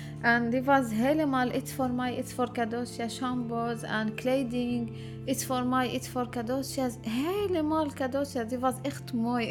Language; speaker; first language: Dutch; non-native, learner; Arabic